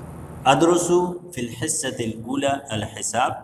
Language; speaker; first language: Arabic; non-native, learner; Urdu